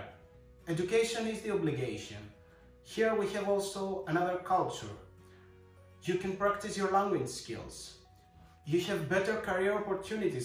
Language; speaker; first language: English; non-native, fluent; Greek